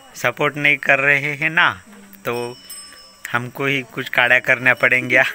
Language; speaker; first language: Hindi; non-native, local second language; Marathi